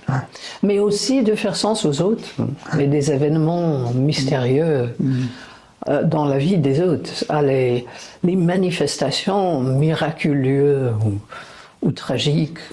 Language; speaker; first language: French; non-native, fluent; English